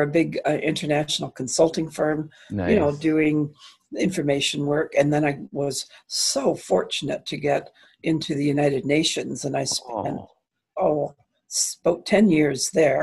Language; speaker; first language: English; native; English